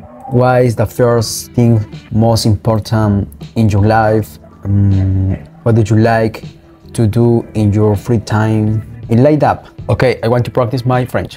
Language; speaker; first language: English; non-native, learner; Spanish